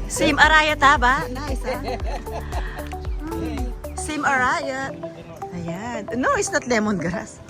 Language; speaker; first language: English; non-native, local second language; Filipino